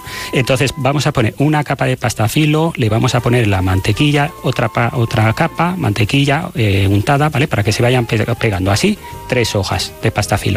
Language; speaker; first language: Spanish; native; Spanish